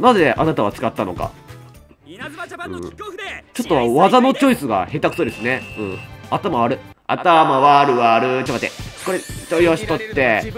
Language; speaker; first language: Japanese; native; Japanese